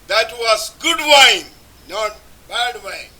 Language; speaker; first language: English; non-native, local second language; Malayalam